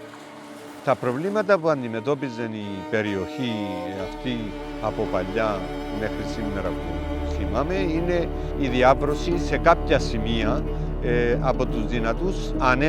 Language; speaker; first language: Greek; native; Greek